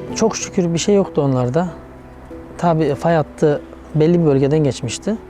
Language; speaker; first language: Turkish; native; Turkish